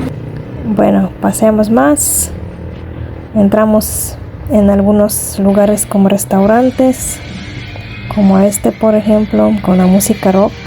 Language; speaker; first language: Spanish; non-native, fluent; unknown